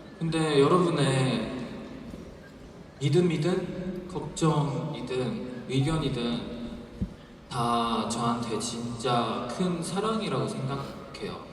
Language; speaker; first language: Korean; non-native, fluent; Chinese